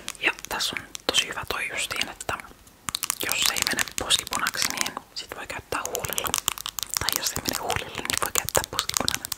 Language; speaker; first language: Finnish; native; Finnish